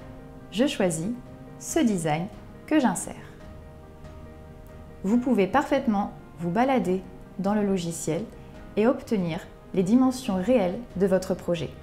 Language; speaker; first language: French; native; French